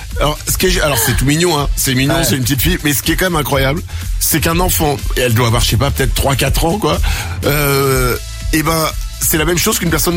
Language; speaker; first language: French; native; French